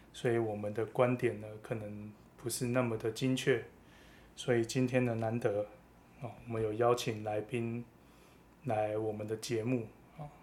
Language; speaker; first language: Chinese; native; Chinese